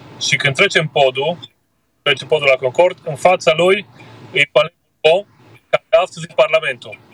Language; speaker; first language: Romanian; native; Romanian